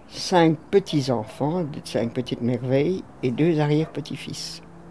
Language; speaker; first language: French; native; French